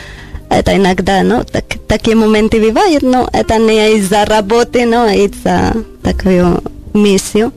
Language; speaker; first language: Russian; non-native, learner; Spanish